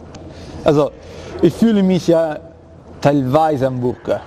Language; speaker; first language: German; non-native, fluent; Italian